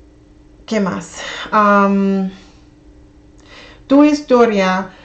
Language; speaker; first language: Spanish; non-native, learner; English